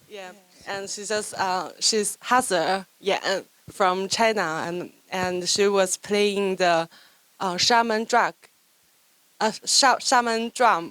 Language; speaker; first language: English; non-native, fluent; Chinese